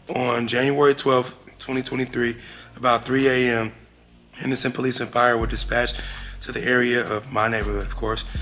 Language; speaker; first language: English; native; English